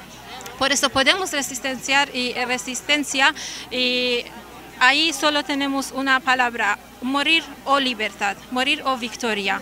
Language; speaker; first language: Spanish; non-native, learner; Kurdish